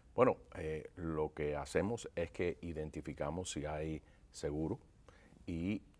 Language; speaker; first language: Spanish; early bilingual, heritage; Spanish